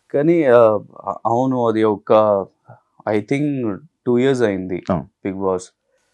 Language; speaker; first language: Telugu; non-native, local second language; Hindi